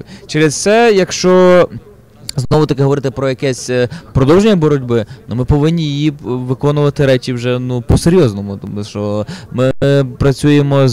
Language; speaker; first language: Ukrainian; native; Ukrainian